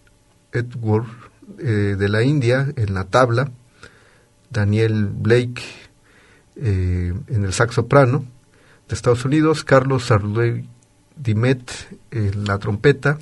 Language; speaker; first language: Spanish; native; Spanish